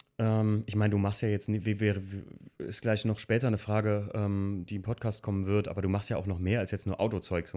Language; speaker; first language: German; native; German